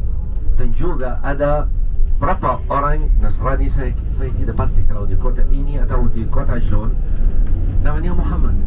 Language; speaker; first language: Indonesian; non-native, fluent; Arabic